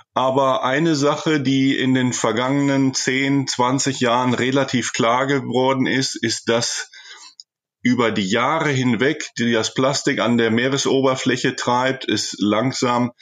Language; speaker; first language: German; native; German